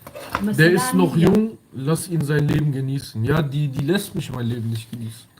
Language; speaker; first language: German; early bilingual, other home language; Kurdish